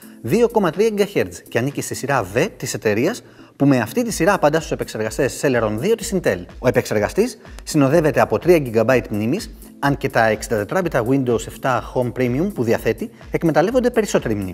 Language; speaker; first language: Greek; native; Greek